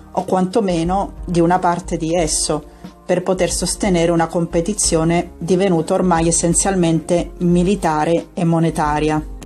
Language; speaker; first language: Italian; native; Italian